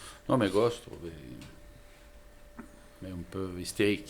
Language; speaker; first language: Portuguese; non-native, learner; French